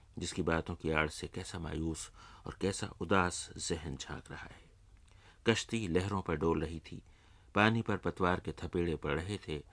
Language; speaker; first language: Urdu; native; Urdu